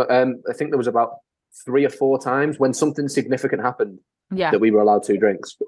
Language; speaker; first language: English; native; English